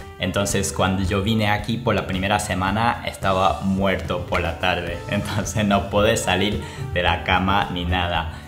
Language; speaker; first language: Spanish; non-native, learner; Japanese